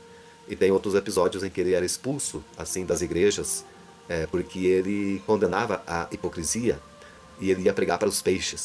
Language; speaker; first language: Portuguese; native; Portuguese